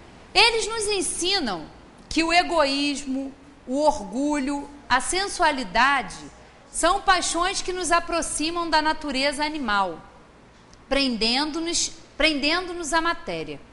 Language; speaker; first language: Portuguese; native; Portuguese